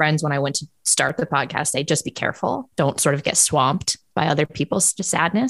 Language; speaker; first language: English; native; English